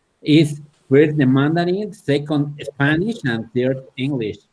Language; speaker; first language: English; non-native, learner; Spanish